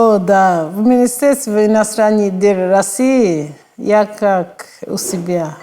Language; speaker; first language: Russian; non-native, fluent; Kinyarwanda